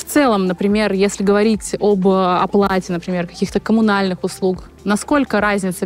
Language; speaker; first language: Russian; native; Russian